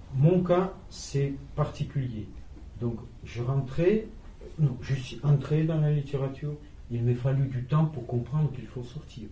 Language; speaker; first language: French; non-native, fluent; Russian